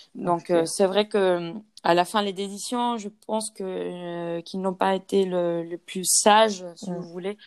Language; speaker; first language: French; non-native, fluent; Spanish